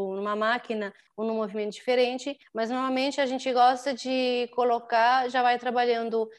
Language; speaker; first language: Portuguese; non-native, local second language; Kabuverdianu